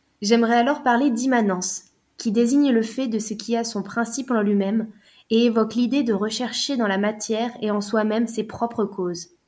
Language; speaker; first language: French; native; French